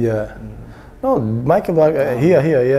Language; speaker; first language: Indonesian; non-native, learner; Portuguese